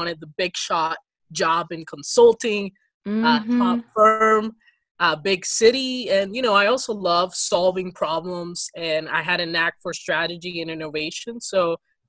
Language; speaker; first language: English; early bilingual, other home language; Spanish